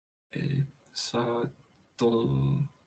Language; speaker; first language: French; non-native, learner; English